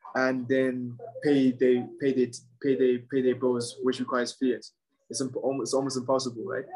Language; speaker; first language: English; non-native, local second language; Shona